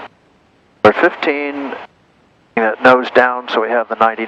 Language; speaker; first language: English; native; English